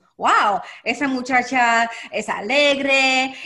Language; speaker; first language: Spanish; early bilingual, heritage; Spanish